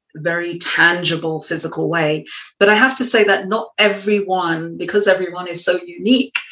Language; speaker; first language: English; native; English